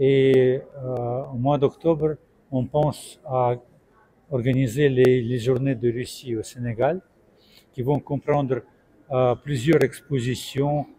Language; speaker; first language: French; non-native, fluent; Russian